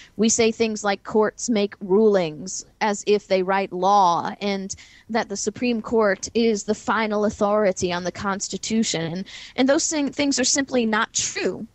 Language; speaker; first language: English; native; English